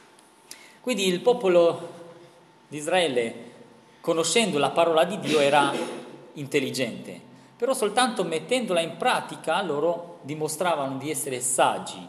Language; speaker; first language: Italian; non-native, fluent; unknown